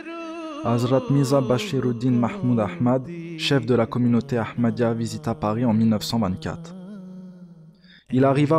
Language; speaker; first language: French; native; French